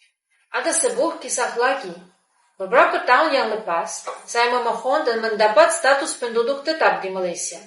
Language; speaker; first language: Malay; non-native, fluent; Russian